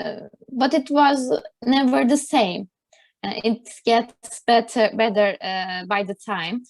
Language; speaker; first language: English; non-native, learner; Turkish